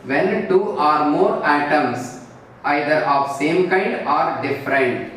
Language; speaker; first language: English; non-native, local second language; Kannada